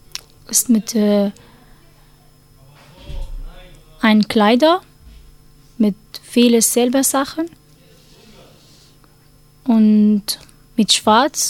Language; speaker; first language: German; non-native, learner; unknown